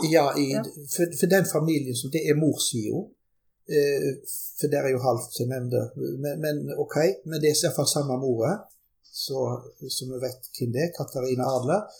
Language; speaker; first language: Norwegian; early bilingual, other home language; German